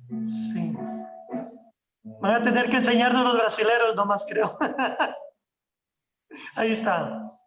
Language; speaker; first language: Spanish; native; Spanish